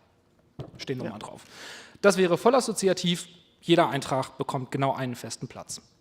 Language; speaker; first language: German; native; German